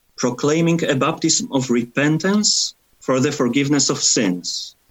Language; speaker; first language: English; non-native, fluent; Polish